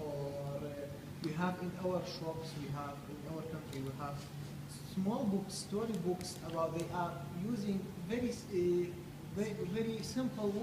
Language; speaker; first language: English; non-native, learner; Kurdish